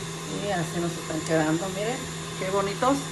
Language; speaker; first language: Spanish; native; Spanish